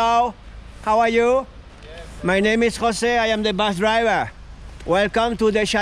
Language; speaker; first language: English; non-native, learner; Spanish